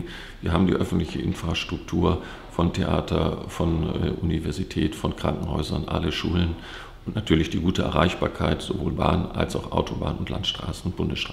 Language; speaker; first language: German; native; German